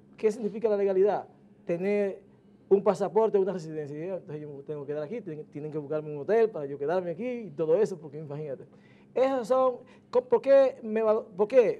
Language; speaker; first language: Spanish; native; Spanish